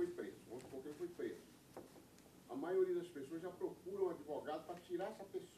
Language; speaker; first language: Portuguese; native; Portuguese